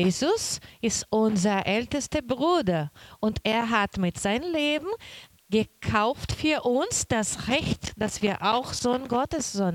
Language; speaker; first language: German; non-native, learner; Portuguese